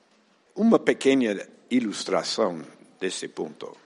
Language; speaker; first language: Portuguese; non-native, fluent; Spanish